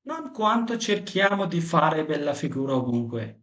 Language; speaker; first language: Italian; non-native, fluent; Bangla